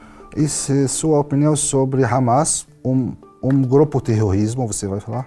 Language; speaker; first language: Portuguese; non-native, learner; Arabic